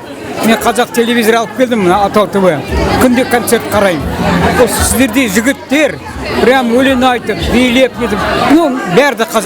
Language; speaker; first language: Kazakh; early bilingual, heritage; Kazakh